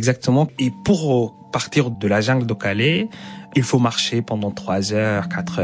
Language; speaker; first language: French; non-native, fluent; Arabic